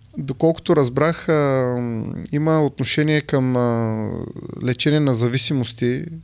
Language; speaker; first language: Bulgarian; native; Bulgarian